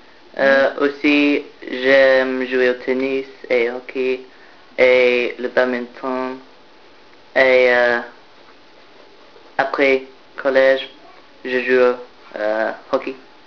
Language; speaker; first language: French; non-native, learner; English